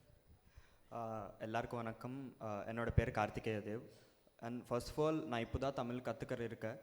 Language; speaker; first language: Tamil; non-native, learner; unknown